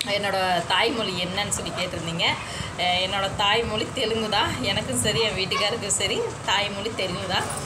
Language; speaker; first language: Tamil; non-native, local second language; Telugu